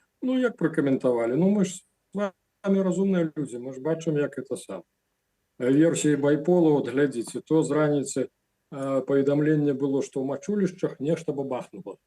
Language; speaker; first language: Belarusian; non-native, local second language; Russian